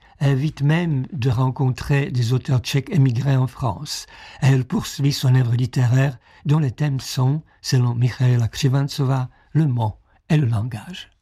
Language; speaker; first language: French; non-native, fluent; Czech